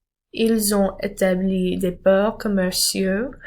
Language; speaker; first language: French; non-native, learner; English